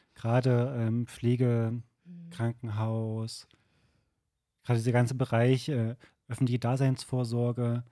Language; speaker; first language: German; native; German